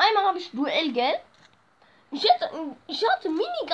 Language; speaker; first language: German; native; German